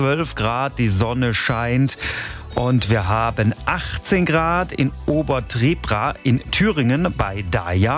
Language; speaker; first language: German; native; German